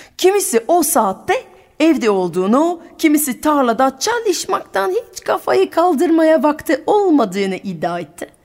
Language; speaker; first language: Turkish; non-native, fluent; French